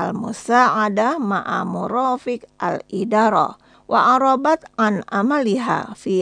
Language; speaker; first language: Arabic; non-native, fluent; Indonesian